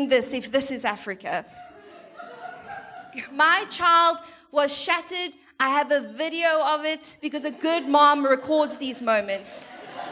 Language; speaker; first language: English; native; English